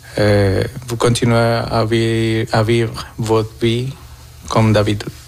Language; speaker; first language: French; non-native, fluent; Spanish